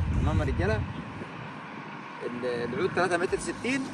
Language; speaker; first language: Arabic; native; Arabic